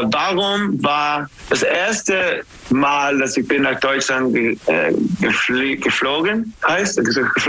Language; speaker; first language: German; non-native, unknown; English